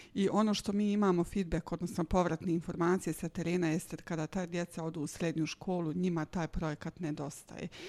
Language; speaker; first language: Croatian; native; Croatian